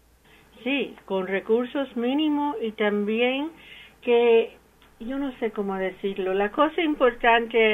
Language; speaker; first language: Spanish; early bilingual, heritage; English